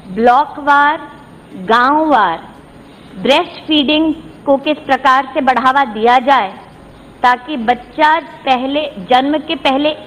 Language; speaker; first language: Hindi; native; Hindi